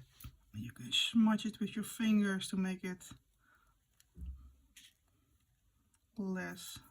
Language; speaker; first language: English; non-native, fluent; Dutch